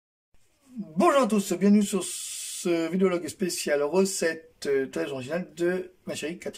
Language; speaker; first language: French; native; French